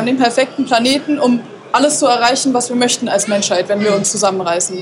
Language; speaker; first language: German; native; German